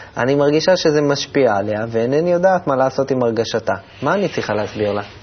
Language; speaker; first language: Hebrew; native; Hebrew